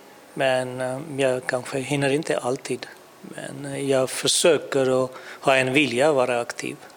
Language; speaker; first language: Swedish; non-native, fluent; Urdu